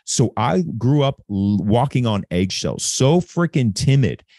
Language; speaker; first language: English; native; English